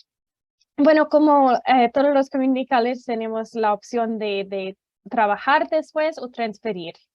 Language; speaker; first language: Spanish; non-native, fluent; English